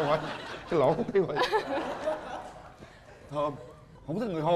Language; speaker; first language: Vietnamese; native; Vietnamese